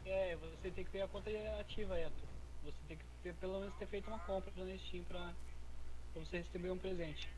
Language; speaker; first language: Portuguese; native; Portuguese